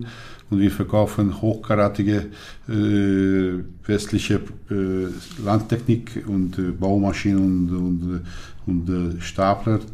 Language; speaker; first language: German; non-native, learner; Hungarian